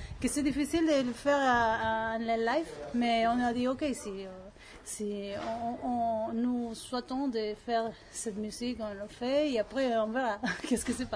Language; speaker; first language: French; non-native, learner; Spanish